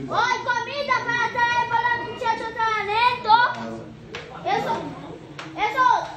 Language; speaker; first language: Spanish; early bilingual, other home language; Haitian Creole